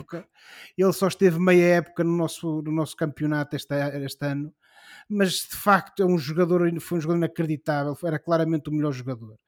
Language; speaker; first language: Portuguese; native; Portuguese